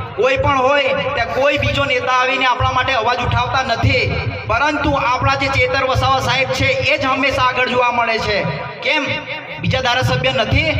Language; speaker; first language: Gujarati; non-native, local second language; Bhili